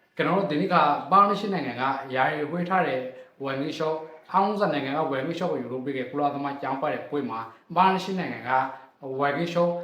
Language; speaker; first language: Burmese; non-native, local second language; Rohingya